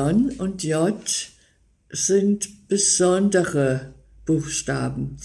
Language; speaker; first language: German; native; German